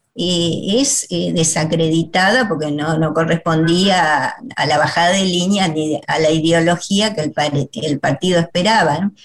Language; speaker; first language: Spanish; native; Spanish